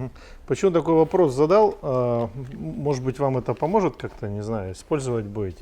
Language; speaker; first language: Russian; native; Russian